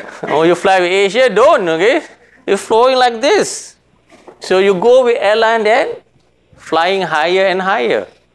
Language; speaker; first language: English; non-native, local second language; Malay